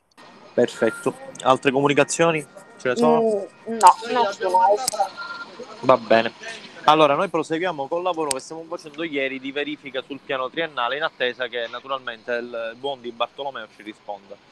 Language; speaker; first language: Italian; native; Italian